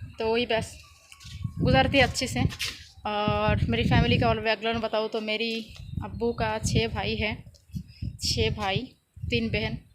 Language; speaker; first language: Urdu; non-native, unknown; Bangla